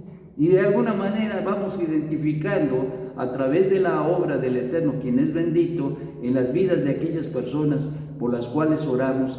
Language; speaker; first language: Spanish; native; Spanish